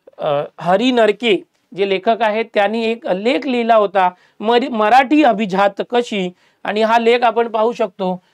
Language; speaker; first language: Marathi; native; Marathi